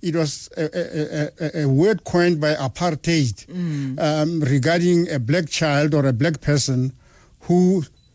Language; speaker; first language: English; non-native, local second language; Tswana